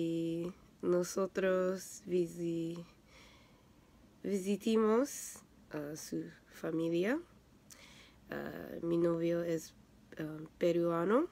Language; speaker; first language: Spanish; non-native, learner; English